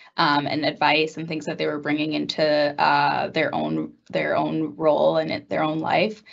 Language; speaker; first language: English; native; English